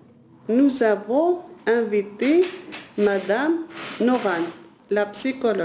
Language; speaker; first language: French; non-native, learner; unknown